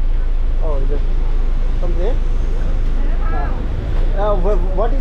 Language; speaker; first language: English; non-native, local second language; Hindi